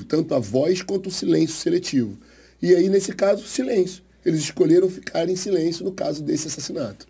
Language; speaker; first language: Portuguese; native; Portuguese